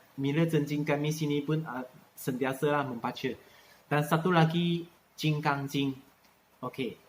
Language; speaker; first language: Malay; non-native, local second language; Chinese